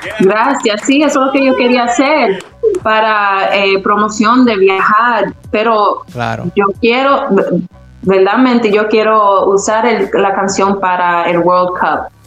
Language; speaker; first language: Spanish; early bilingual, other home language; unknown